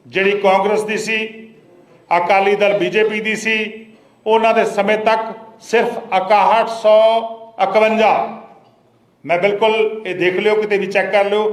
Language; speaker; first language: Hindi; non-native, local second language; Punjabi